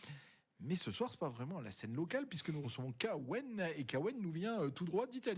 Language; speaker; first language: French; native; French